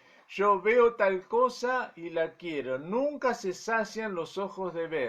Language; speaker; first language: Spanish; native; Spanish